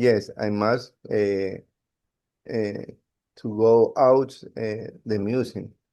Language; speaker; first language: English; non-native, learner; Spanish